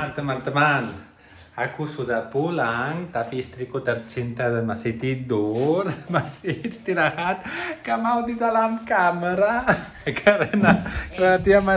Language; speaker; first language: Indonesian; non-native, learner; Catalan